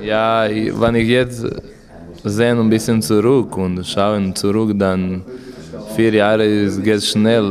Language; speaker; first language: German; non-native, learner; Croatian